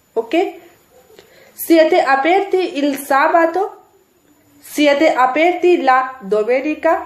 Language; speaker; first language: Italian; non-native, fluent; Urdu